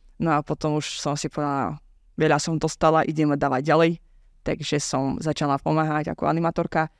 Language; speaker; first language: Slovak; non-native, fluent; Azerbaijani